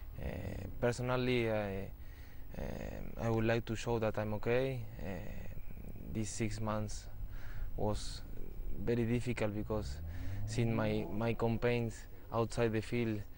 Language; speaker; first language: English; non-native, fluent; Spanish